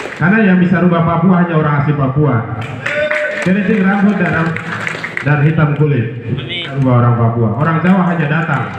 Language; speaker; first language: Indonesian; non-native, local second language; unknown